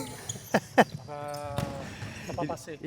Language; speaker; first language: French; non-native, learner; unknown